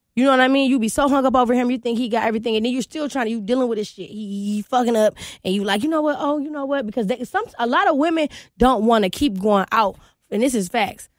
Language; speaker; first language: English; native; English